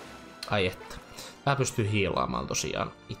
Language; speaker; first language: Finnish; native; Finnish